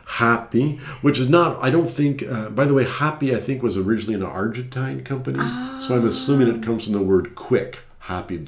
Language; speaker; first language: English; native; English